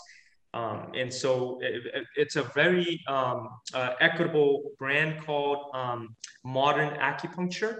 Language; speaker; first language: English; native; English